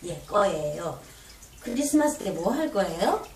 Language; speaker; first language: Korean; native; Korean